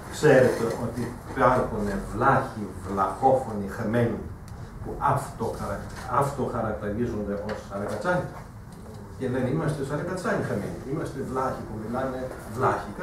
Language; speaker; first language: Greek; non-native, fluent; German